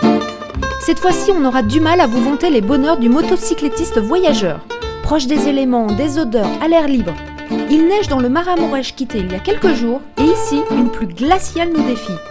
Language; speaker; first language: French; native; French